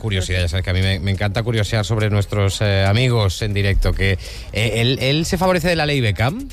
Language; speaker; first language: Spanish; native; Spanish